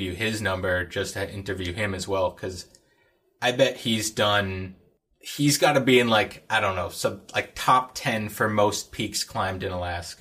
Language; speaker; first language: English; native; English